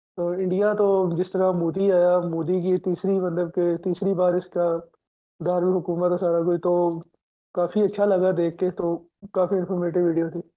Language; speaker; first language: Urdu; non-native, local second language; Punjabi